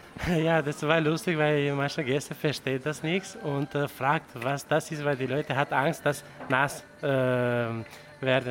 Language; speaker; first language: German; non-native, learner; Italian